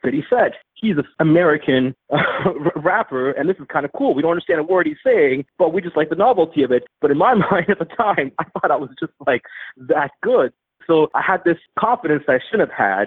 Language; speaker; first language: English; native; English